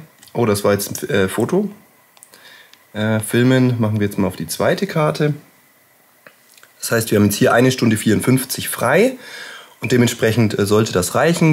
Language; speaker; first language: German; native; German